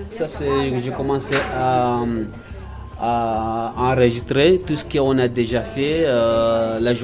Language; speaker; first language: French; non-native, learner; Comorian